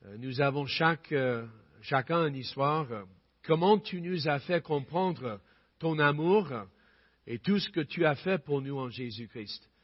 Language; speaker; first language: French; non-native, fluent; English